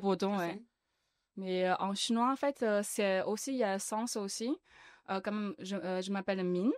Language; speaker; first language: French; non-native, learner; Chinese